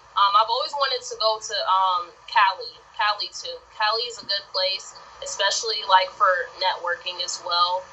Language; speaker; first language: English; native; English